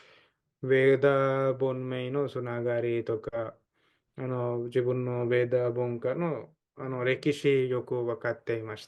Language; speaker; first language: Japanese; non-native, fluent; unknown